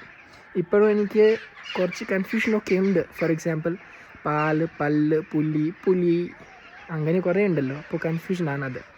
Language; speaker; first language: Malayalam; non-native, local second language; Kashmiri